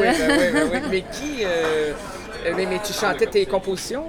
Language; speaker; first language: French; native; French